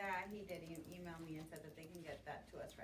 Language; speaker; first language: English; native; English